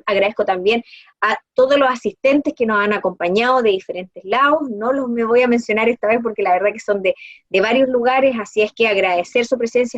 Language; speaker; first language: Spanish; native; Spanish